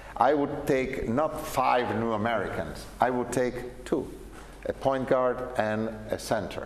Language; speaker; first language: English; non-native, fluent; Italian